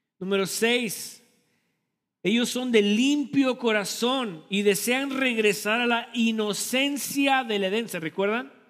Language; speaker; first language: Spanish; early bilingual, heritage; Spanish